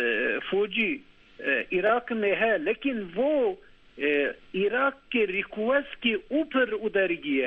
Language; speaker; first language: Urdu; non-native, learner; Turkish